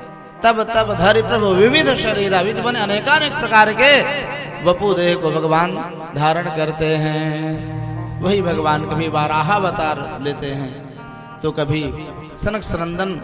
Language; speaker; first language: Hindi; native; Hindi